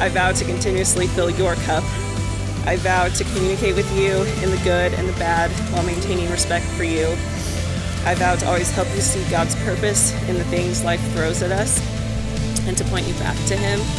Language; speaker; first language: English; native; English